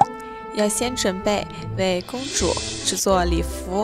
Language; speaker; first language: Chinese; native; Chinese